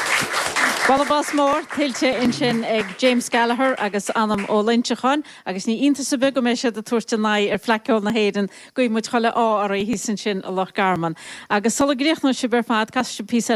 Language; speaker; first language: Irish; native; Irish